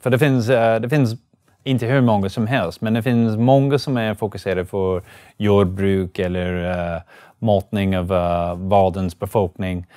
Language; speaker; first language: Swedish; non-native, learner; English